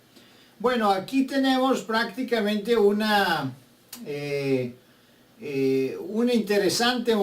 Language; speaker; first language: Spanish; non-native, fluent; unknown